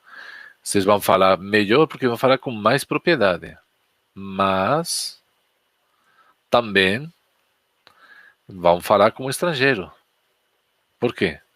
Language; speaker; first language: Portuguese; non-native, fluent; Spanish